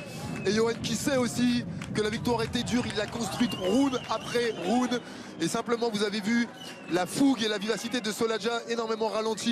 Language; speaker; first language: French; native; French